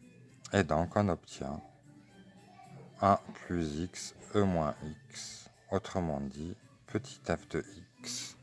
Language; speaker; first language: French; native; French